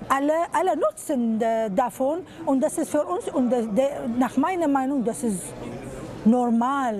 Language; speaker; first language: German; non-native, fluent; Arabic